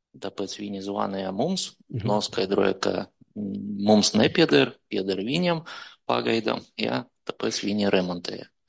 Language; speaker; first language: Latvian; non-native, local second language; Russian